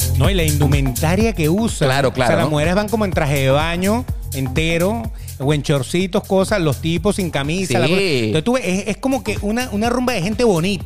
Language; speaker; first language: Spanish; native; Spanish